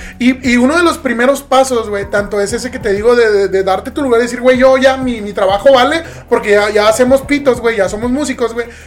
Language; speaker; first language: Spanish; native; Spanish